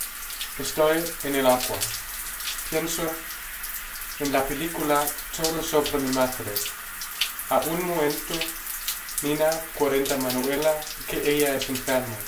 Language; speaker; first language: Spanish; non-native, learner; Danish